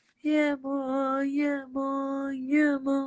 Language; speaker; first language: Telugu; non-native, local second language; Gujarati